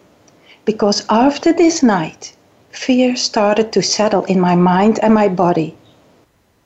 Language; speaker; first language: English; non-native, fluent; Dutch